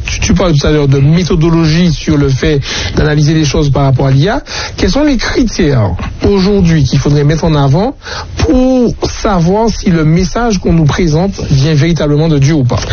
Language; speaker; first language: French; native; French